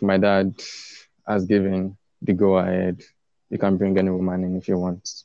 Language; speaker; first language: English; non-native, local second language; Yoruba